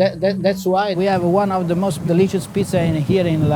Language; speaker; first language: English; non-native, fluent; Italian